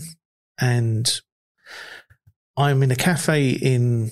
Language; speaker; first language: English; native; English